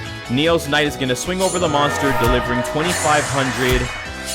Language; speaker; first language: English; native; English